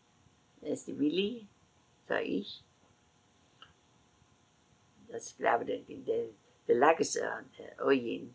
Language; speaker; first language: German; native; German